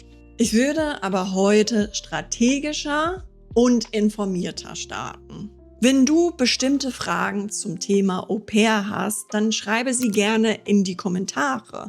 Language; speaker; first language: German; non-native, fluent; English